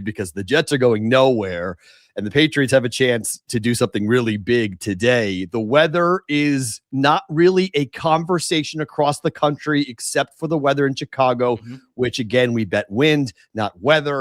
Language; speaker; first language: English; native; English